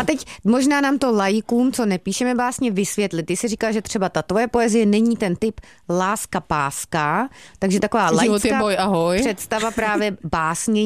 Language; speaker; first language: Czech; native; Czech